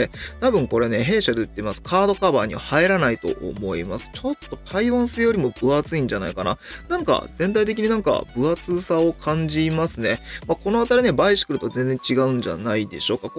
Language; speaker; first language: Japanese; native; Japanese